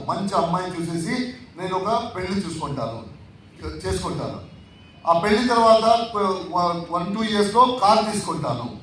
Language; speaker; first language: Telugu; non-native, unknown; Tulu